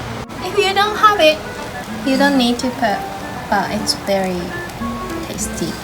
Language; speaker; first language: English; non-native, fluent; Japanese